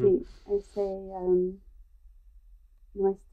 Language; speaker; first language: Spanish; non-native, learner; English